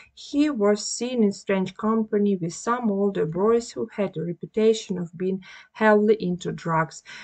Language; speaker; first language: English; non-native, fluent; Ukrainian